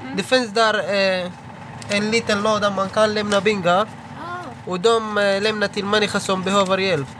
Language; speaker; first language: Swedish; non-native, learner; Arabic